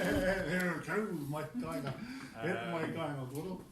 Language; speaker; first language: Māori; non-native, learner; English